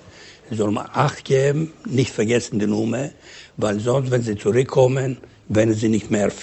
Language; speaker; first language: German; non-native, learner; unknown